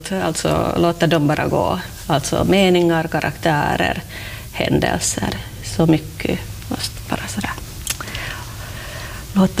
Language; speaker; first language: Swedish; non-native, local second language; Finnish